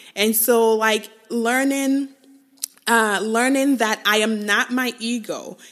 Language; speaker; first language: English; non-native, local second language; Igbo